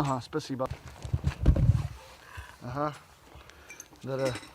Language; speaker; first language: Russian; non-native, learner; English